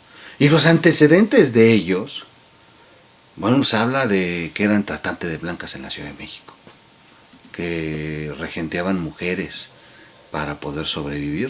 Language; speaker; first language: Spanish; native; Spanish